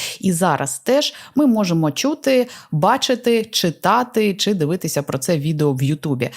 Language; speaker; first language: Ukrainian; native; Ukrainian